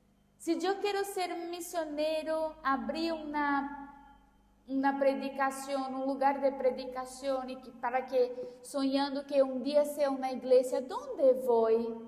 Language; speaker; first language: Spanish; non-native, fluent; Portuguese